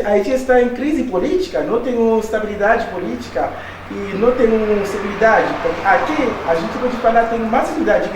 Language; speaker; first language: Portuguese; non-native, learner; Haitian Creole